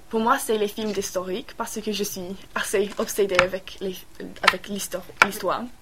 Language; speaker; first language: French; non-native, learner; English